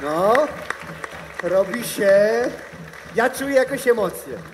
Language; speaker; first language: Polish; native; Polish